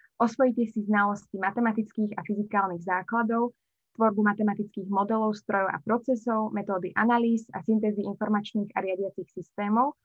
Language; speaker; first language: Slovak; native; Slovak